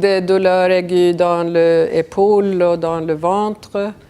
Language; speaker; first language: French; non-native, fluent; Swedish